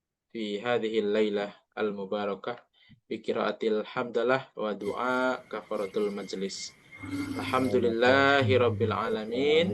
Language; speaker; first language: Arabic; non-native, fluent; Indonesian